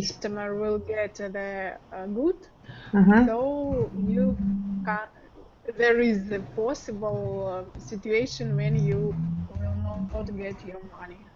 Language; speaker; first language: English; non-native, learner; Russian